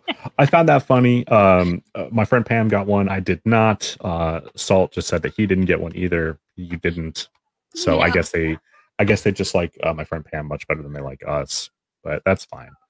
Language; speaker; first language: English; native; English